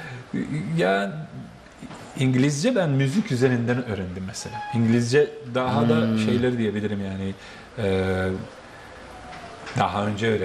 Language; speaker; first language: Turkish; non-native, fluent; Bosnian